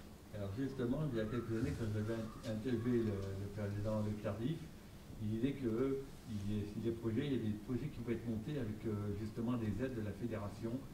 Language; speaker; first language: French; native; French